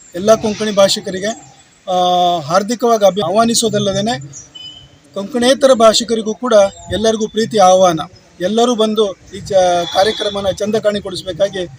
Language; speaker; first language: Kannada; non-native, local second language; Konkani